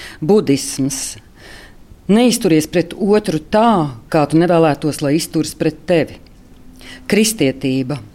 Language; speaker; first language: Latvian; native; Latvian